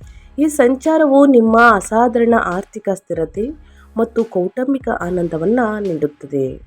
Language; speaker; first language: Kannada; native; Kannada